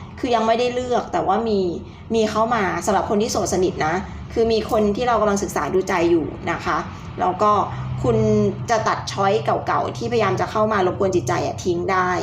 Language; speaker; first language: Thai; native; Thai